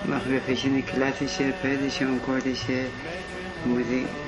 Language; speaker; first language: German; non-native, fluent; Kurdish